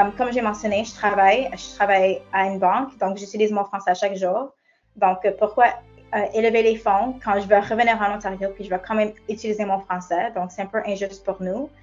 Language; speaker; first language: French; non-native, local second language; English